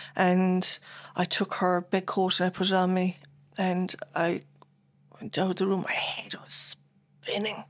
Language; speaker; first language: English; native; English